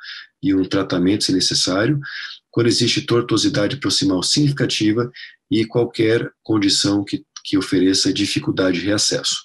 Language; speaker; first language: Portuguese; non-native, fluent; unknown